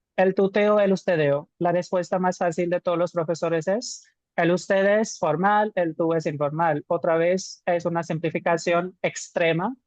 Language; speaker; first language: Spanish; non-native, fluent; Hindi